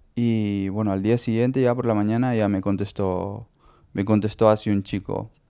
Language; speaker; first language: Spanish; native; Spanish